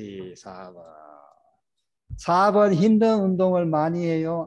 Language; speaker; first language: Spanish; non-native, learner; Korean